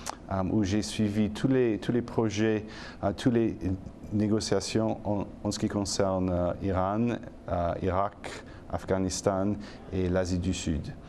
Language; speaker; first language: French; non-native, fluent; English